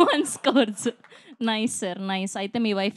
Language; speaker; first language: Telugu; native; Telugu